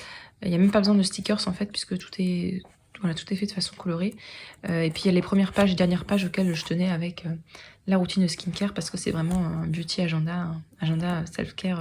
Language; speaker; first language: French; native; French